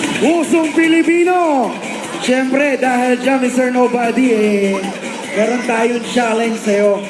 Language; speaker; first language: Filipino; native; Filipino